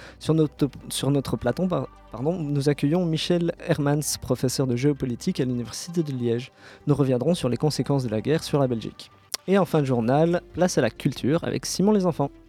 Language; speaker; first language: French; native; French